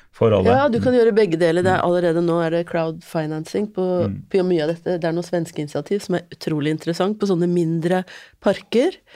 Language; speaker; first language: Norwegian; native; Norwegian